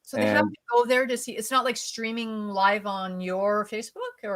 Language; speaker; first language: English; native; English